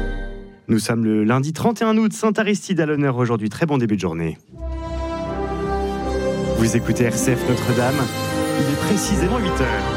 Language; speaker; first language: French; native; French